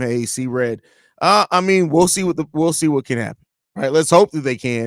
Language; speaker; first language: English; native; English